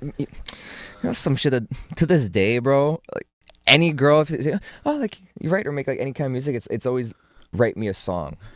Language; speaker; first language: English; native; English